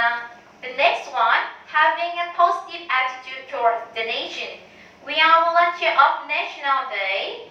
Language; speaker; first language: English; non-native, learner; Thai